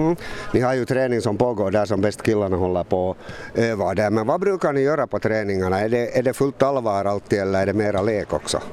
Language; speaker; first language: Swedish; native; Swedish